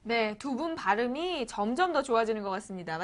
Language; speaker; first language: Korean; native; Korean